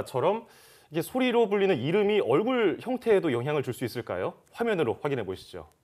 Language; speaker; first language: Korean; native; Korean